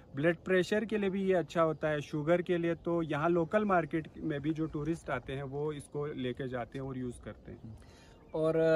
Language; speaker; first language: Urdu; non-native, local second language; Balti